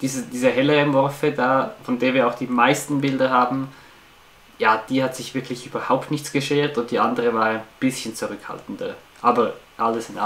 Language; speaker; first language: German; native; German